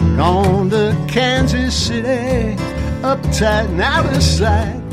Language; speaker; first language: English; native; English